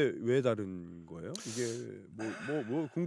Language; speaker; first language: Korean; native; Korean